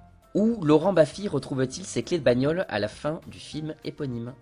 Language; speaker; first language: French; native; French